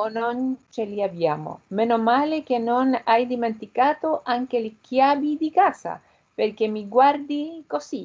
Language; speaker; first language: Italian; non-native, learner; Spanish